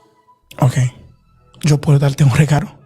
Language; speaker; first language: Spanish; non-native, learner; Haitian Creole